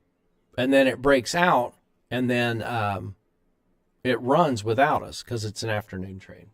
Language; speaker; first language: English; native; English